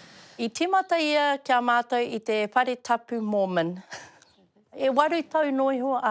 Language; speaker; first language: Māori; non-native, local second language; English